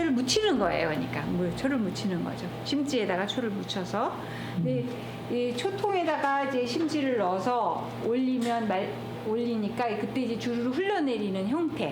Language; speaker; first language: Korean; native; Korean